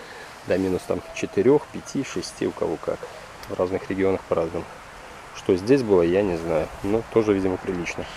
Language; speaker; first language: Russian; native; Russian